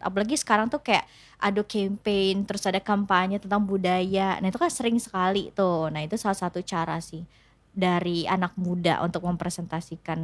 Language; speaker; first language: Indonesian; native; Indonesian